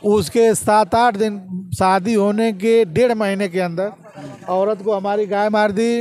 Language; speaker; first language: Hindi; native; Hindi